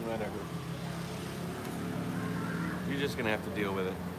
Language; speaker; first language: English; native; English